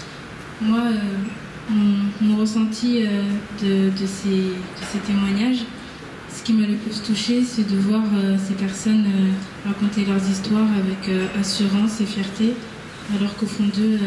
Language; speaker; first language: French; early bilingual, other home language; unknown